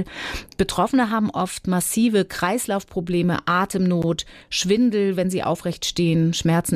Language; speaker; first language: German; native; German